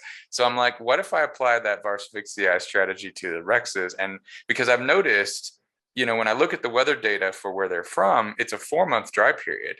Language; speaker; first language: English; native; English